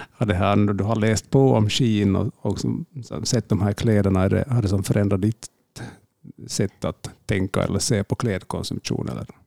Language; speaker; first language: Swedish; native; Swedish